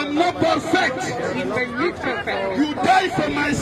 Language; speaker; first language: English; non-native, learner; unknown